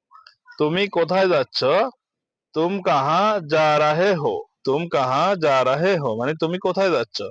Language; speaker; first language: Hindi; non-native, learner; Bangla